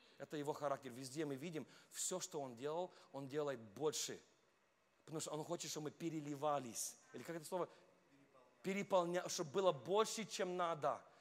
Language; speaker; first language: Russian; non-native, fluent; English